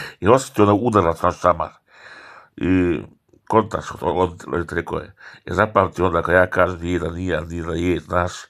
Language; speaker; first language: Serbian; early bilingual, heritage; Serbian